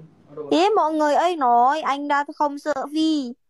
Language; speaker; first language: Vietnamese; non-native, learner; Indonesian